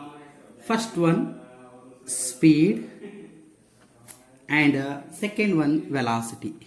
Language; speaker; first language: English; non-native, local second language; Kannada